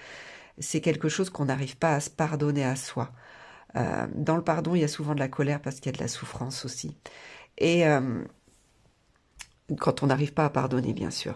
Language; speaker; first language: French; native; French